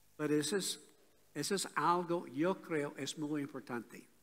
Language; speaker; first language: Spanish; non-native, learner; English